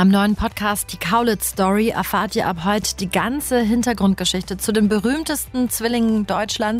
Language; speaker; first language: German; native; German